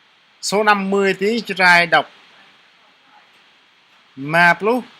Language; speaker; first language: Vietnamese; non-native, local second language; Jarai